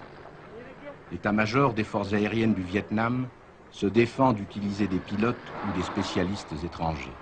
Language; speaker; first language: French; native; French